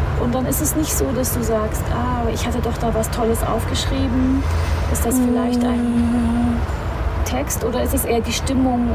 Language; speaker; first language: German; native; German